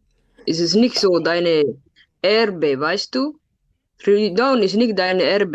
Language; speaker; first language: German; non-native, fluent; Somali